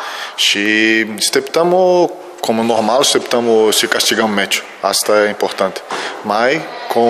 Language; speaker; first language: Romanian; non-native, learner; Portuguese